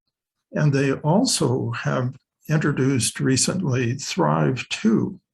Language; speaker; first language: English; native; English